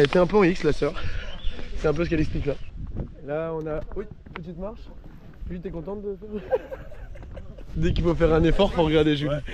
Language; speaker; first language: French; native; French